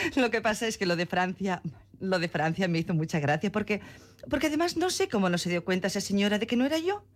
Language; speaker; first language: Spanish; non-native, local second language; Catalan